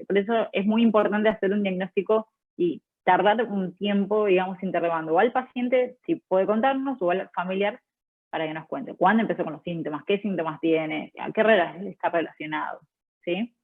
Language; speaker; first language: Spanish; native; Spanish